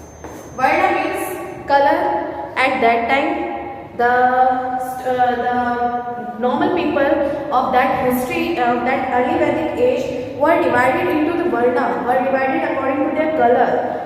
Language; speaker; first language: English; non-native, local second language; Hindi